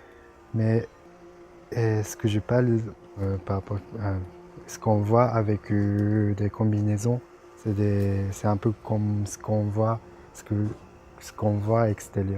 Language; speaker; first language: French; non-native, fluent; Japanese